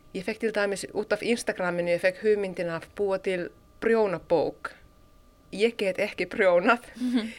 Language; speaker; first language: Icelandic; non-native, fluent; Finnish